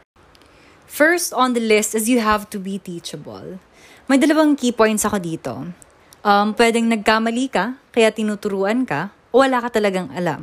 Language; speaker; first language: English; non-native, local second language; Waray